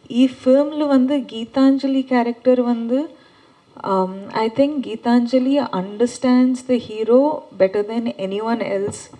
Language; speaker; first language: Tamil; non-native, learner; Kannada